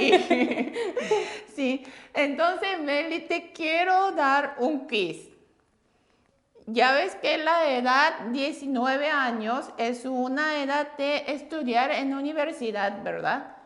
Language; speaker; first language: Spanish; non-native, fluent; Korean